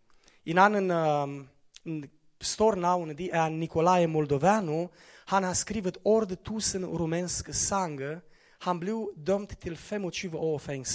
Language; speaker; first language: Norwegian; non-native, fluent; Romanian